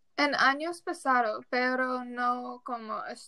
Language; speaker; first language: Spanish; non-native, learner; English